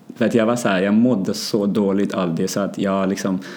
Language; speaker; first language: Swedish; early bilingual, other home language; Amharic